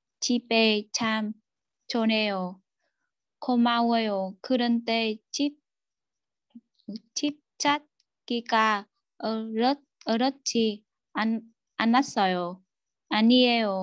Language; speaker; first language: Korean; non-native, learner; Vietnamese